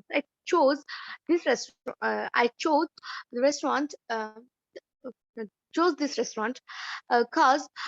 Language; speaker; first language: English; non-native, learner; Bangla